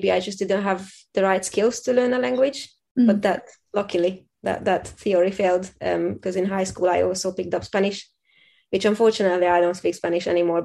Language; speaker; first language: English; non-native, fluent; Hungarian